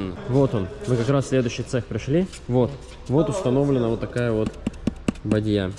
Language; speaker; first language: Russian; native; Russian